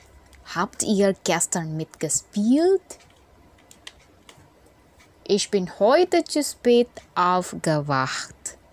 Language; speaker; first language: German; non-native, fluent; Indonesian